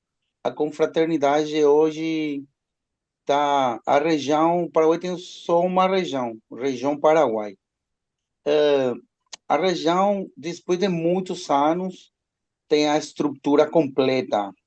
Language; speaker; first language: Portuguese; non-native, learner; Spanish